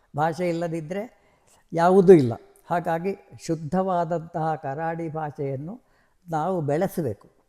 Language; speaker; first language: Kannada; non-native, local second language; Marathi